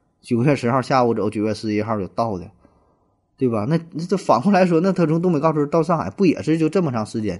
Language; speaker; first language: Chinese; native; Chinese